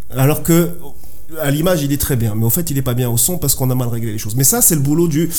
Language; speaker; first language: French; non-native, local second language; Arabic